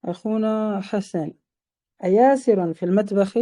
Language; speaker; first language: Arabic; non-native, fluent; Uzbek